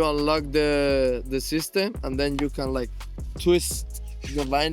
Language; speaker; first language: English; non-native, fluent; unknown